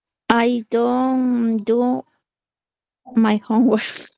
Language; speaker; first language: English; non-native, learner; Spanish